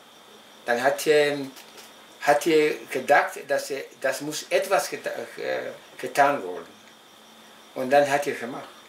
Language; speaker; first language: German; non-native, local second language; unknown